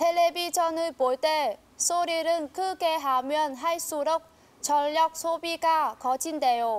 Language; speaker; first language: Korean; non-native, learner; Vietnamese